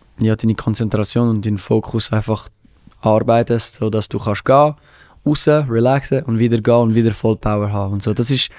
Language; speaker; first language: German; non-native, local second language; French